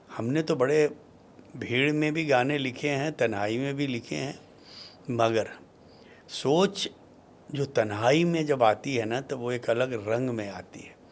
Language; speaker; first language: Hindi; non-native, local second language; Bhojpuri